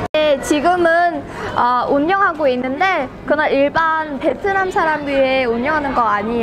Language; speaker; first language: Korean; non-native, learner; Vietnamese